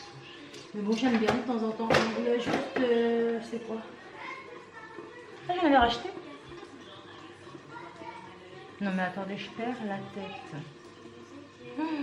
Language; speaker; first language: French; native; French